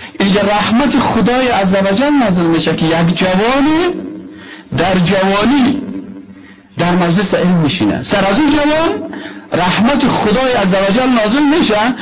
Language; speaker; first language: Persian; native; Persian